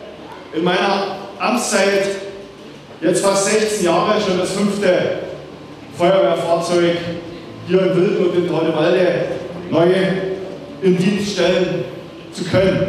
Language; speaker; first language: German; native; German